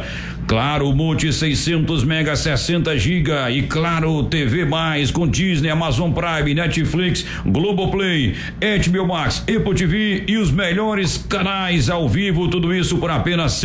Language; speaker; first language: Portuguese; native; Portuguese